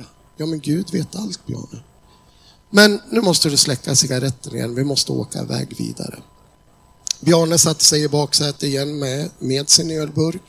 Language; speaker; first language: Swedish; native; Swedish